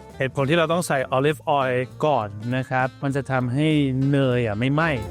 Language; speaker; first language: Thai; early bilingual, heritage; Thai